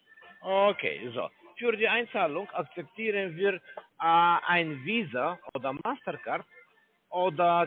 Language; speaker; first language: German; non-native, learner; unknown